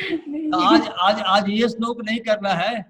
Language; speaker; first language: Hindi; native; Hindi